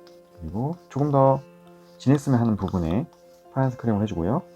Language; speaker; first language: Korean; native; Korean